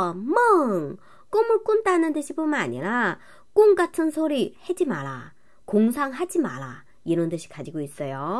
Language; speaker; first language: Korean; non-native, fluent; Chinese